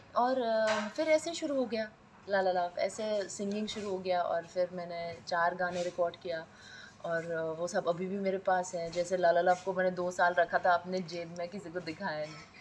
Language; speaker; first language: Hindi; non-native, fluent; Persian